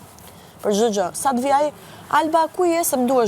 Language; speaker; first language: Albanian; native; Albanian